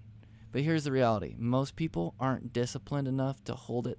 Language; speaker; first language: English; native; English